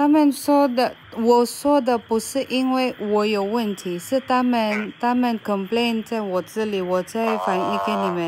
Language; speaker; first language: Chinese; non-native, fluent; Filipino